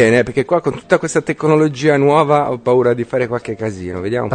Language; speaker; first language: Italian; native; Italian